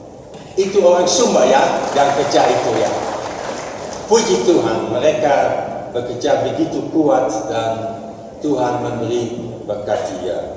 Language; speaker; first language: Indonesian; non-native, fluent; Dutch